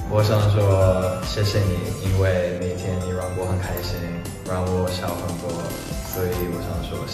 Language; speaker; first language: Chinese; non-native, learner; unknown